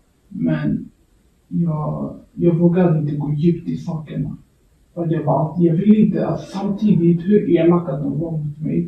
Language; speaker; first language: Swedish; early bilingual, other home language; Kurdish